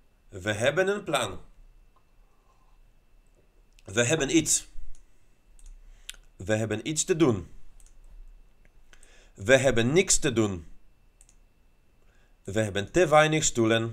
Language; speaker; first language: Dutch; non-native, learner; Polish